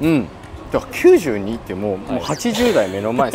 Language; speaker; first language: Japanese; native; Japanese